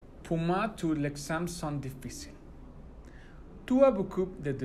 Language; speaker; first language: French; non-native, learner; Spanish